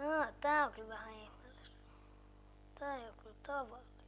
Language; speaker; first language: Finnish; native; Finnish